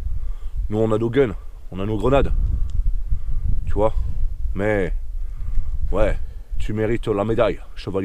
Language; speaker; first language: French; native; French